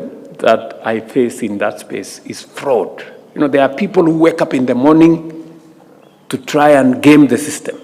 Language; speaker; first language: English; non-native, local second language; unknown